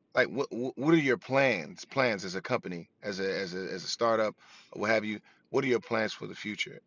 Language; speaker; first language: English; native; English